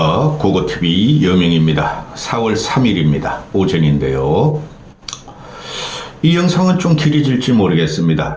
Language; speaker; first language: Korean; native; Korean